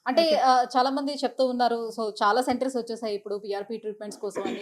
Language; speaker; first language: Telugu; native; Telugu